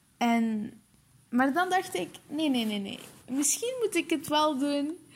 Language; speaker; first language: Dutch; early bilingual, other home language; Portuguese